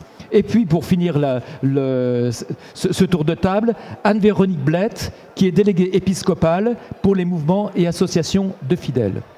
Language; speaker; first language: French; native; French